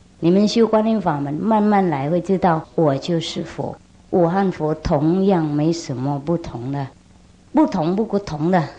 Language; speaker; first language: Chinese; non-native, fluent; Vietnamese